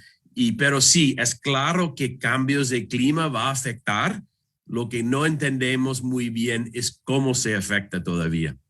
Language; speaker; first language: Spanish; non-native, fluent; English